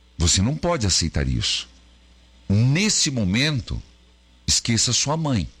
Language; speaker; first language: Portuguese; native; Portuguese